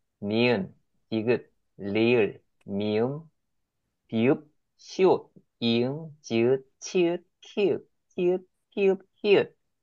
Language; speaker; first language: Korean; native; Korean